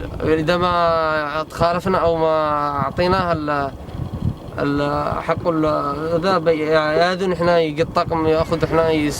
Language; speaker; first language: Arabic; native; Arabic